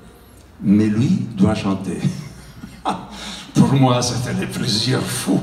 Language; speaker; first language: French; non-native, fluent; Italian